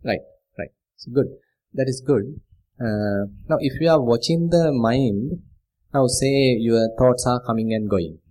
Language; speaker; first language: English; non-native, local second language; Sinhala